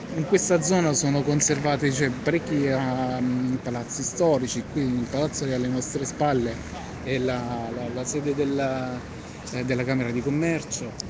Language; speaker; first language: Italian; native; Italian